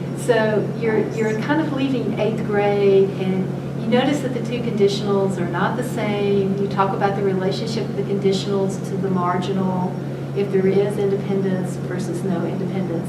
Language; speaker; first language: English; native; English